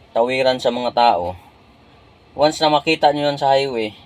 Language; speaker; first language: Filipino; non-native, local second language; Cebuano